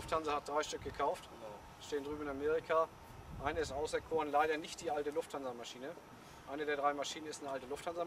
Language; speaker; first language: German; native; German